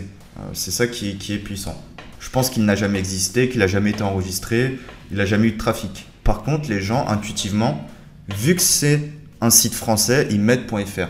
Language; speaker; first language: French; native; French